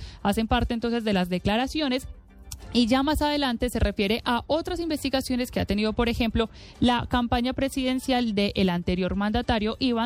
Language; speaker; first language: Spanish; native; Spanish